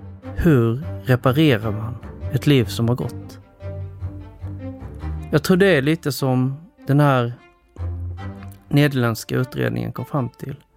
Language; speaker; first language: Swedish; early bilingual, other home language; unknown